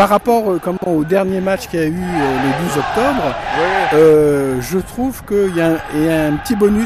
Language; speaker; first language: French; native; French